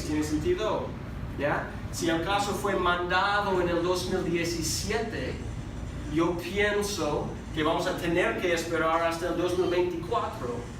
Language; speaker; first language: Spanish; non-native, fluent; English